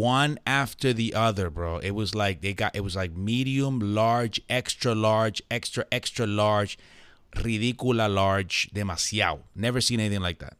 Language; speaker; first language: English; early bilingual, other home language; Spanish